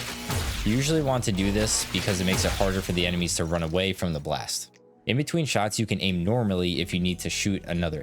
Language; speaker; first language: English; native; English